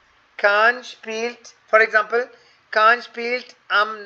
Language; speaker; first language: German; non-native, fluent; Hindi